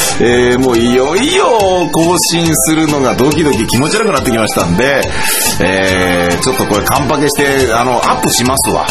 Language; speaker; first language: Japanese; native; Japanese